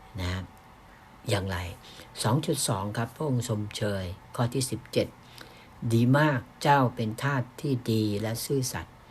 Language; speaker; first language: Thai; native; Thai